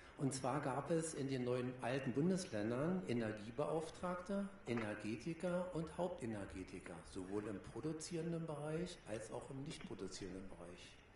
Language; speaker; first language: German; native; German